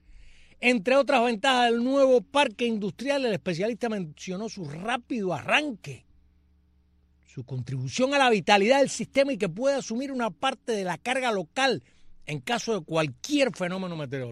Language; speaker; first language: Spanish; native; Spanish